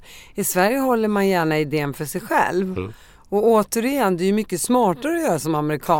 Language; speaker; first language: Swedish; native; Swedish